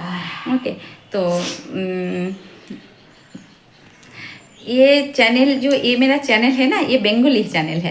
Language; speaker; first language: Hindi; non-native, local second language; Bangla